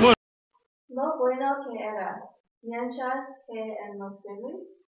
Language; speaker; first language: Spanish; non-native, learner; English